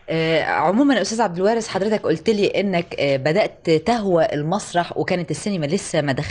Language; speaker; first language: Arabic; native; Arabic